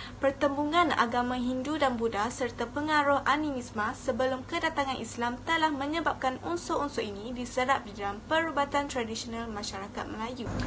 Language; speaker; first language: Malay; native; Malay